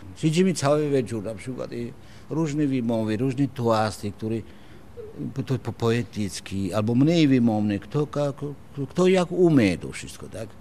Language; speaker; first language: Polish; non-native, fluent; Georgian